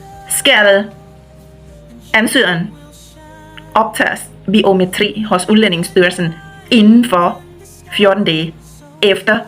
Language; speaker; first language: Danish; non-native, fluent; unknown